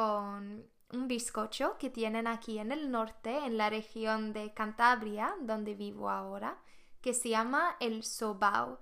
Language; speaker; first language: Spanish; non-native, fluent; Swedish